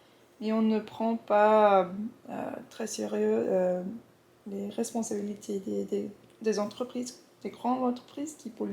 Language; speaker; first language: French; non-native, fluent; English